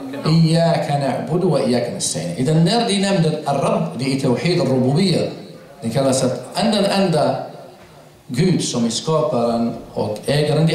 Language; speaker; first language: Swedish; non-native, fluent; Arabic